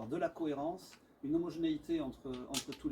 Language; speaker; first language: French; native; French